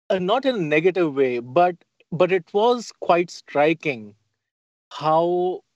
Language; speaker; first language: English; non-native, local second language; Hindi